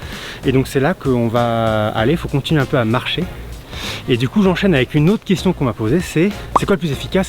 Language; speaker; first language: French; native; French